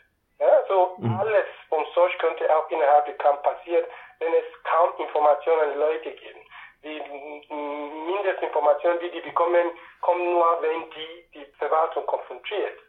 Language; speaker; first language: German; non-native, fluent; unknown